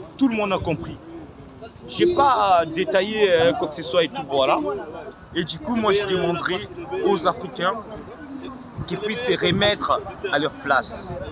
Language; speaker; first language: French; early bilingual, other home language; Lingala